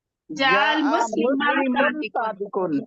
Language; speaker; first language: Arabic; non-native, learner; Urdu